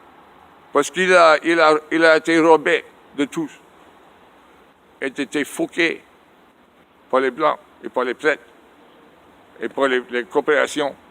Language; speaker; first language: French; non-native, learner; English